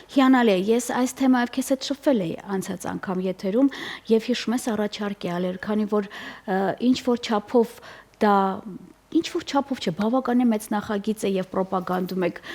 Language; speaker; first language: Armenian; native; Armenian